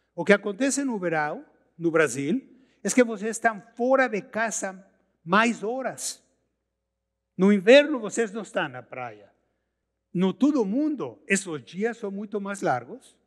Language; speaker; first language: Portuguese; non-native, learner; Spanish